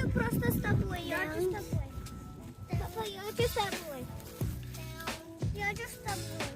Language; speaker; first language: Russian; early bilingual, heritage; Russian